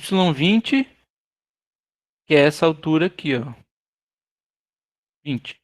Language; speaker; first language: Portuguese; native; Portuguese